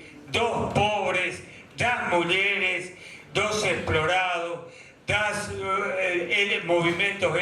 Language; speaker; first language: Portuguese; non-native, fluent; Spanish